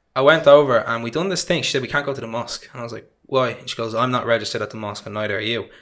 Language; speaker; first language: English; native; English